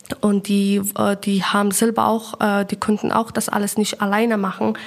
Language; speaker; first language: German; non-native, fluent; Persian